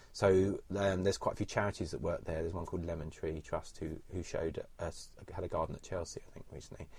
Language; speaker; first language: English; native; English